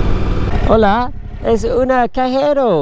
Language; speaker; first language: Spanish; non-native, learner; English